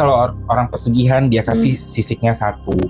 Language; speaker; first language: Indonesian; native; Indonesian